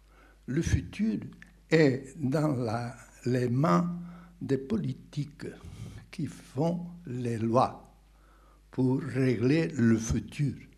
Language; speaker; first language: French; non-native, fluent; Portuguese